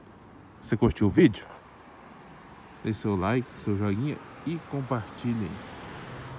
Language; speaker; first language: Portuguese; native; Portuguese